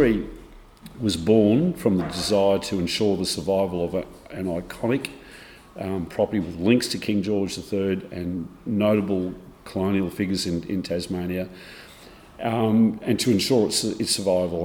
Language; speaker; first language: English; native; English